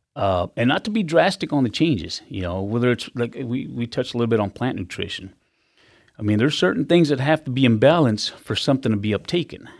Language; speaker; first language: English; native; English